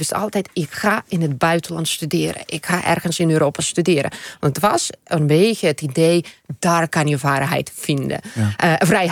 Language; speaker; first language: Dutch; non-native, fluent; Ukrainian